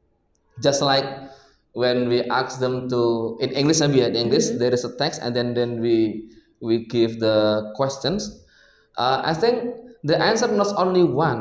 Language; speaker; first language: English; non-native, learner; Indonesian